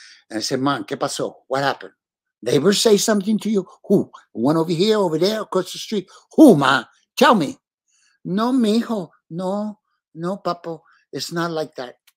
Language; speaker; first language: English; early bilingual, other home language; Spanish